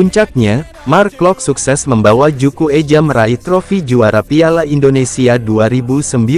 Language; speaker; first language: Indonesian; native; Indonesian